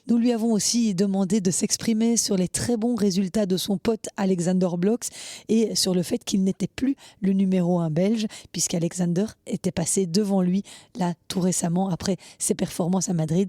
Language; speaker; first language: French; native; French